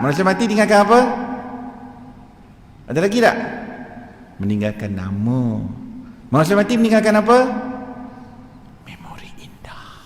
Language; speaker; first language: Malay; native; Malay